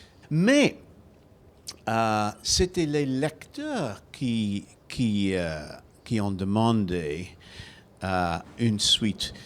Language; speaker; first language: French; non-native, fluent; Welsh